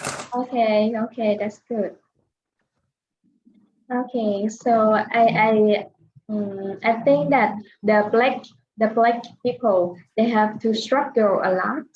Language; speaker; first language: English; non-native, fluent; Vietnamese